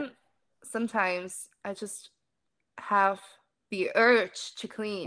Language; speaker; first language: English; non-native, fluent; German